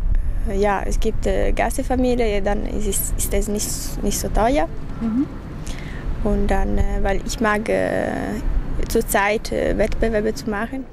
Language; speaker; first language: German; non-native, fluent; Italian